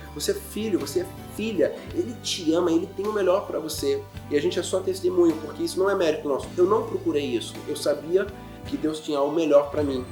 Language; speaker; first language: Portuguese; non-native, fluent; German